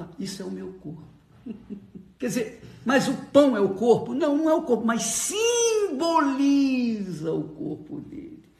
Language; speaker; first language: Portuguese; native; Portuguese